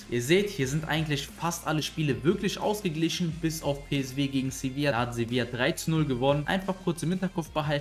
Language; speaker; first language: German; native; German